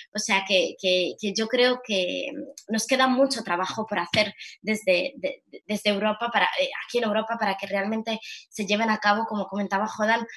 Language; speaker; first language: Spanish; early bilingual, heritage; Arabic